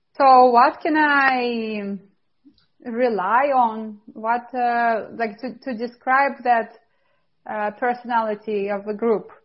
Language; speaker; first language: English; non-native, fluent; Russian